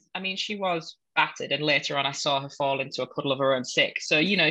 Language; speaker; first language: English; native; English